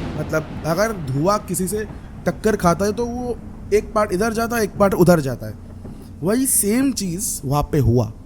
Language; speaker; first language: Hindi; non-native, local second language; Bangla